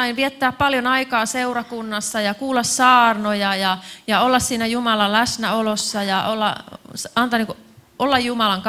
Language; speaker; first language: Finnish; native; Finnish